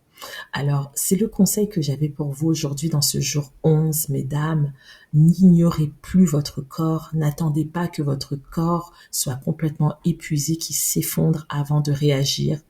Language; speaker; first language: French; native; French